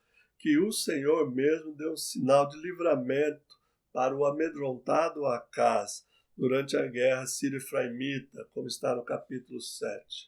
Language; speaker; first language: Portuguese; native; Portuguese